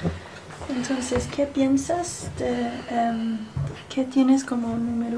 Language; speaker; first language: Spanish; non-native, learner; English